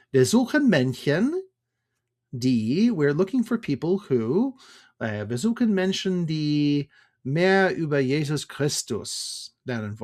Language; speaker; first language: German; non-native, fluent; English